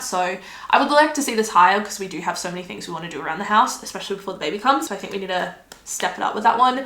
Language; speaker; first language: English; native; English